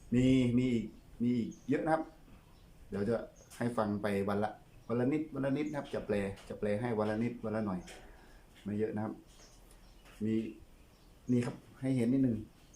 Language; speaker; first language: Thai; native; Thai